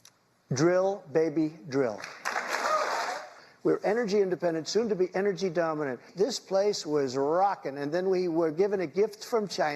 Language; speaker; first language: English; native; English